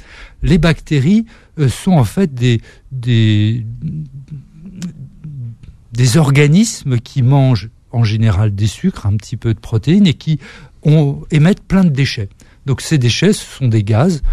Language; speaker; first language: French; native; French